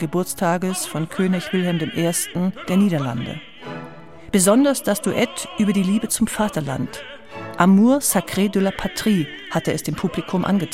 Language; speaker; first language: German; native; German